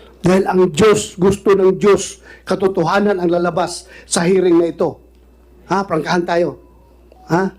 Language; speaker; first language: Filipino; non-native, local second language; Cebuano